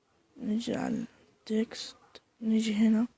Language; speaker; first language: Arabic; native; Arabic